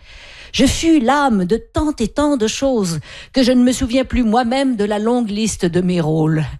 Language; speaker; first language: French; native; French